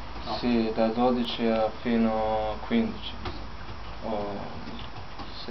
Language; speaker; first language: Italian; non-native, fluent; Slovenian